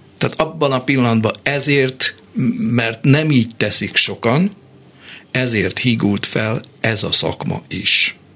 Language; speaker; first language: Hungarian; native; Hungarian